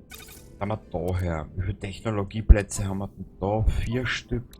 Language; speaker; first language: German; native; German